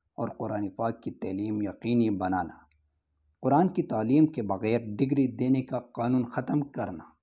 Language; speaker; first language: Urdu; non-native, local second language; Pashto